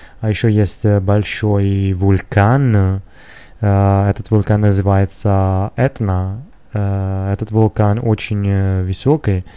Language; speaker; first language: Russian; non-native, learner; Italian